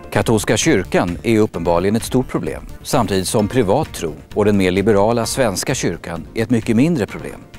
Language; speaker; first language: Swedish; native; Swedish